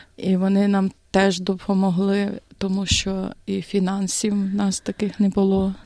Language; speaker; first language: Ukrainian; native; Ukrainian